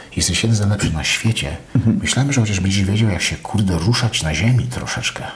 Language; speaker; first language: Polish; early bilingual, heritage; Polish